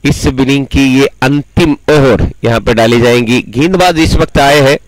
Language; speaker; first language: Hindi; non-native, local second language; Marathi